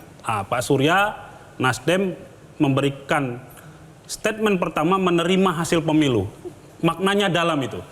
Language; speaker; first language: Indonesian; native; Indonesian